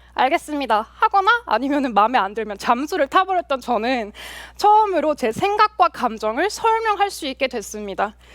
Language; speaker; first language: Korean; early bilingual, heritage; Korean